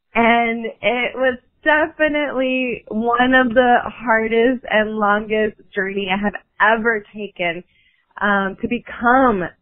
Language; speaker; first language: English; native; English